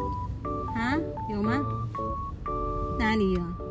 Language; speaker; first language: Chinese; non-native, learner; Filipino